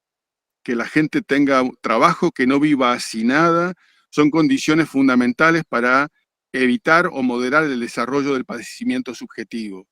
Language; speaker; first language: Spanish; native; Spanish